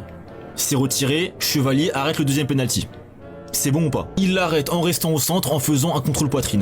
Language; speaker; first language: French; native; French